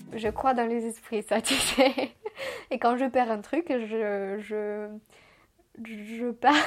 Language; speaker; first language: French; non-native, fluent; Romanian